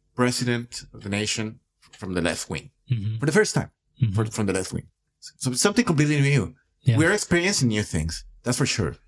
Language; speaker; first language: English; non-native, fluent; Spanish